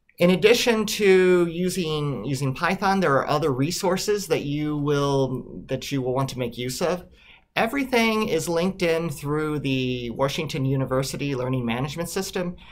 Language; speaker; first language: English; native; English